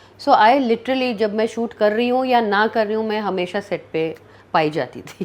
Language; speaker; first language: Hindi; early bilingual, heritage; Hindi